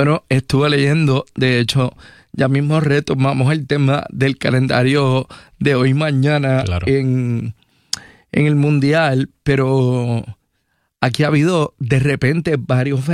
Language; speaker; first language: Spanish; native; Spanish